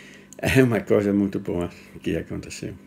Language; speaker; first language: Portuguese; non-native, fluent; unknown